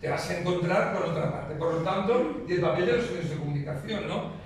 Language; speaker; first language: Spanish; native; Spanish